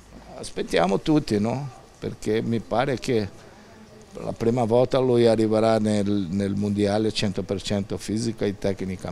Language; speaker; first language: Italian; non-native, fluent; Portuguese